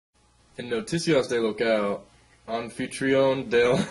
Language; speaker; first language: Spanish; non-native, learner; English